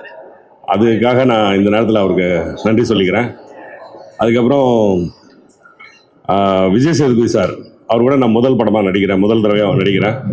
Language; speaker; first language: Tamil; native; Tamil